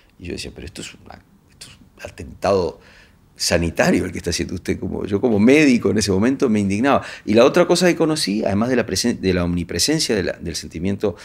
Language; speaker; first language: Spanish; native; Spanish